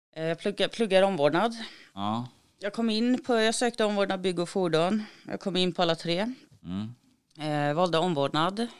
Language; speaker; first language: Swedish; native; Swedish